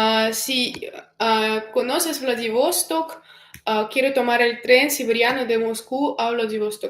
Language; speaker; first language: Spanish; non-native, fluent; Russian